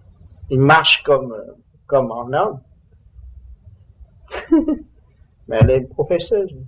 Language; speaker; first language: French; non-native, learner; Vietnamese